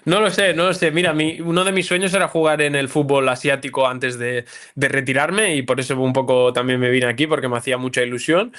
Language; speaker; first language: Spanish; native; Spanish